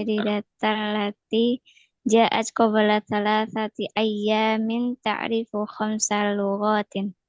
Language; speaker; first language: Arabic; non-native, learner; Indonesian